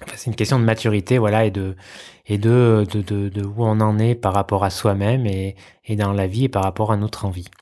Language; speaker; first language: French; native; French